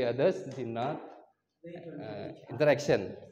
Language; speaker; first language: English; non-native, learner; Indonesian